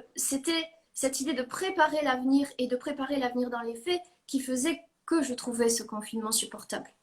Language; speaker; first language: French; native; French